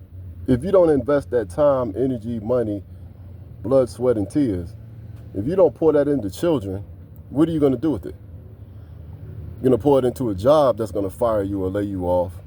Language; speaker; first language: English; native; English